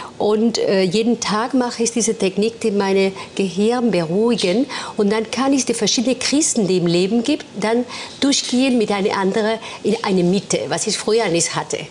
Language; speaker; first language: German; non-native, fluent; Spanish